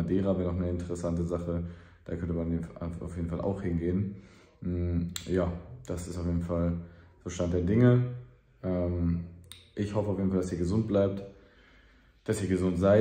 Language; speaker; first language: German; native; German